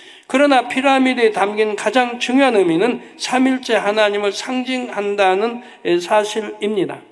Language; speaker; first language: Korean; native; Korean